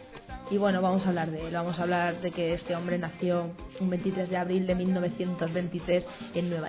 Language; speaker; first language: Spanish; native; Spanish